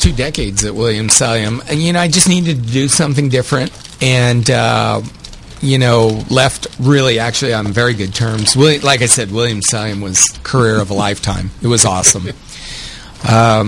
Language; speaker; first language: English; native; English